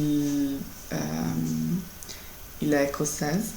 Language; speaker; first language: French; non-native, learner; Italian